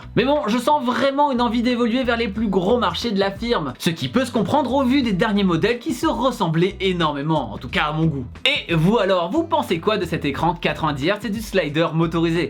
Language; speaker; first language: French; native; French